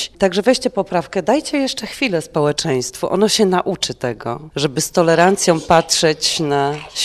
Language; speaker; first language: Polish; native; Polish